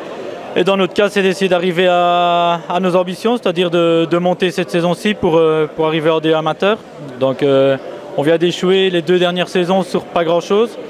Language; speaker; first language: French; native; French